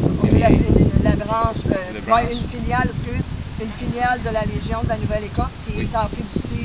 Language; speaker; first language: French; native; French